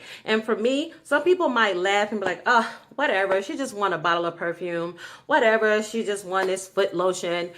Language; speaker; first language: English; native; English